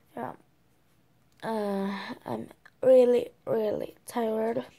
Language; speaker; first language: English; non-native, learner; Swedish